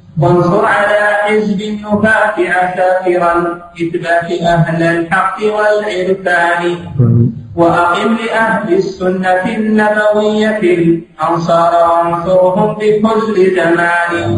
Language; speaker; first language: Arabic; native; Arabic